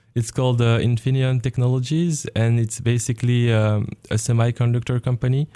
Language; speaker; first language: English; non-native, fluent; Arabic